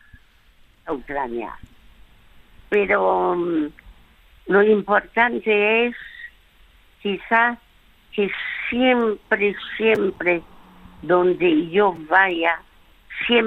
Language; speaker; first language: Spanish; early bilingual, other home language; French